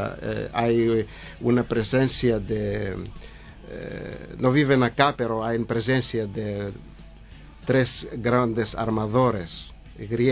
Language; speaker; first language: Spanish; non-native, learner; Greek